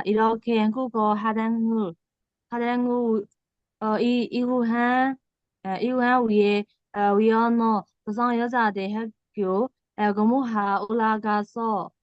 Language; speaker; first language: Korean; non-native, learner; Burmese